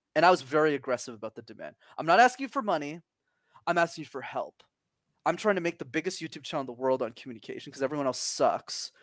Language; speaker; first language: English; early bilingual, other home language; Tamil